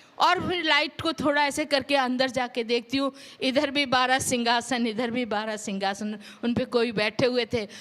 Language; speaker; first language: Hindi; non-native, local second language; Punjabi